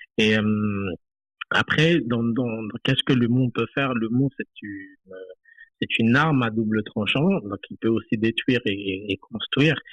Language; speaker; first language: French; non-native, local second language; Haitian Creole